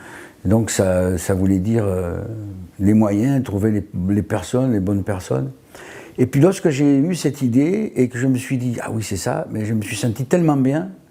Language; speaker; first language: French; native; French